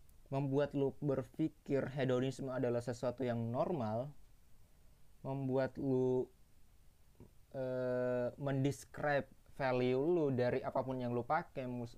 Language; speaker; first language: Indonesian; native; Indonesian